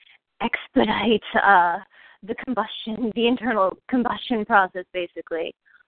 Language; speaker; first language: English; native; English